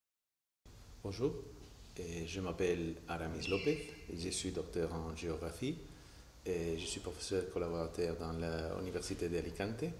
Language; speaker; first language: French; non-native, fluent; Spanish